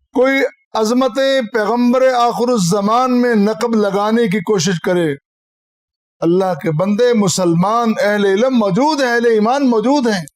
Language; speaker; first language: Urdu; non-native, local second language; Punjabi